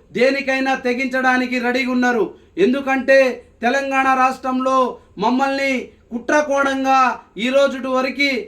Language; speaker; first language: Telugu; non-native, local second language; Lambadi